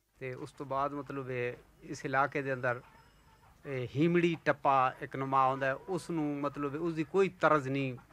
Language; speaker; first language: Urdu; non-native, local second language; Saraiki